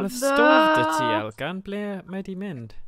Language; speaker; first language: Welsh; native; Welsh